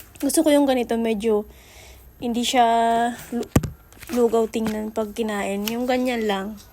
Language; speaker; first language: Filipino; native; Filipino